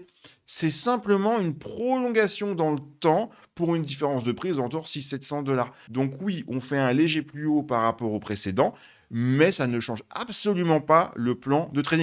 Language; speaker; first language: French; native; French